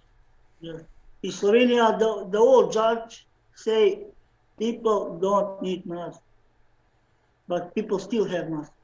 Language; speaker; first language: English; non-native, learner; Slovenian